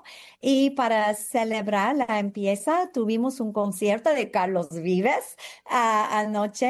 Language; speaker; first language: Spanish; non-native, fluent; English